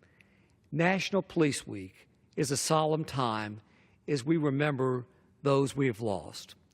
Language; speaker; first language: English; native; English